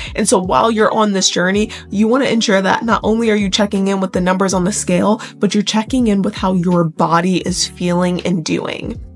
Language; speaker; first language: English; native; English